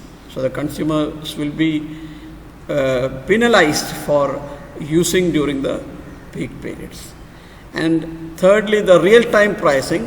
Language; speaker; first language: English; non-native, local second language; Malayalam